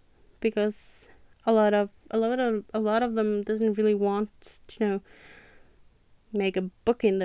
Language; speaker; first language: English; non-native, fluent; Norwegian